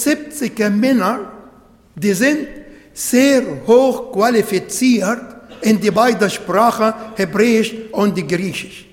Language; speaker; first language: German; non-native, fluent; Arabic